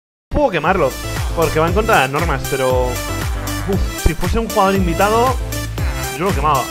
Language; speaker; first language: Spanish; native; Spanish